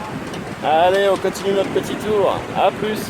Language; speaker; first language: French; native; French